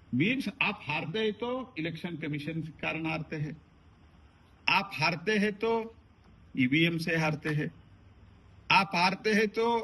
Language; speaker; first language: Hindi; non-native, local second language; Kannada